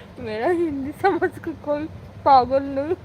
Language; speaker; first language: Hindi; non-native, local second language; Bangla